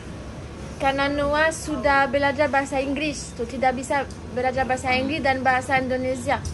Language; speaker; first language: Indonesian; non-native, learner; French